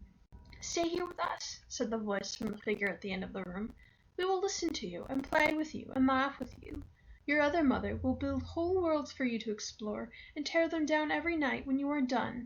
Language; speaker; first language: English; native; English